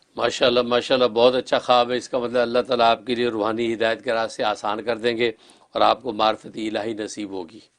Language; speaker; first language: Urdu; native; Urdu